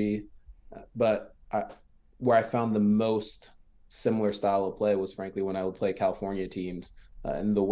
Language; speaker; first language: English; early bilingual, other home language; French